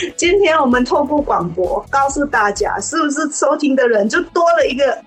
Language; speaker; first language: Chinese; non-native, fluent; Thai